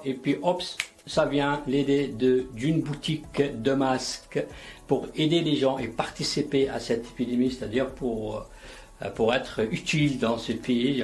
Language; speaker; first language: French; non-native, local second language; Arabic